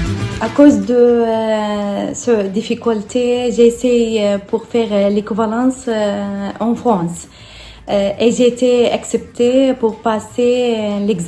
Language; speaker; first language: French; non-native, learner; Arabic